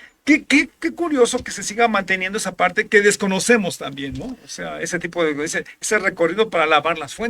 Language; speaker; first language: Spanish; native; Spanish